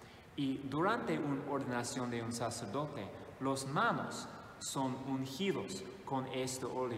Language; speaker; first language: Spanish; non-native, fluent; English